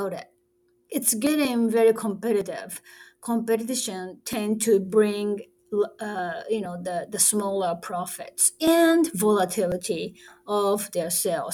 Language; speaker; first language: English; non-native, fluent; Japanese